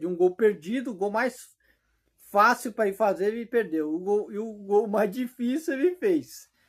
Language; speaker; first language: Portuguese; native; Portuguese